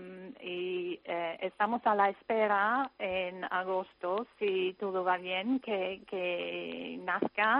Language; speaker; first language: Spanish; non-native, fluent; English